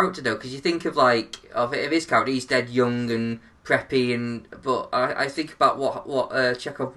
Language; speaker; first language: English; native; English